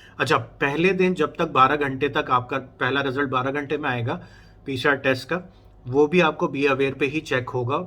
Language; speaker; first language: Urdu; native; Urdu